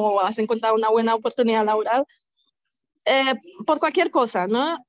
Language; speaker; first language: Spanish; native; Spanish